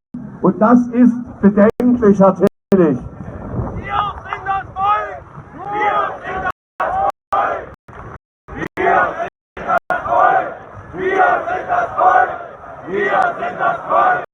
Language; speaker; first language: German; native; German